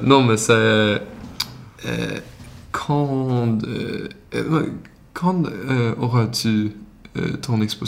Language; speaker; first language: French; non-native, learner; Swedish